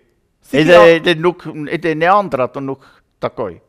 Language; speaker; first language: Albanian; non-native, learner; German